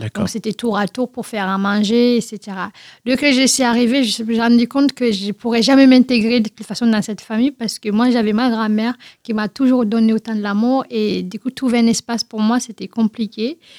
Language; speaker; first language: French; non-native, local second language; Fula